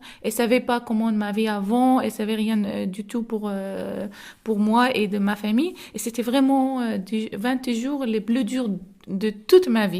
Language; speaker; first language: French; non-native, learner; Arabic